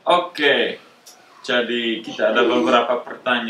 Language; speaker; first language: Indonesian; non-native, fluent; English